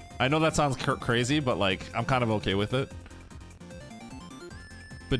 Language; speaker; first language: English; native; English